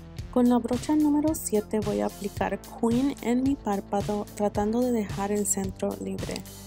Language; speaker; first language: Spanish; early bilingual, heritage; Spanish